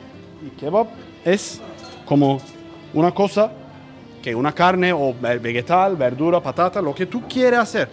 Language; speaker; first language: Spanish; non-native, learner; Turkish